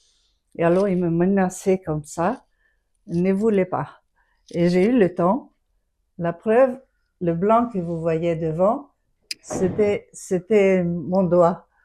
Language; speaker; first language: French; non-native, fluent; Greek